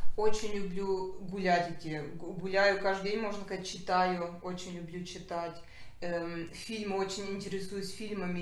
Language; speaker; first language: Russian; early bilingual, heritage; Russian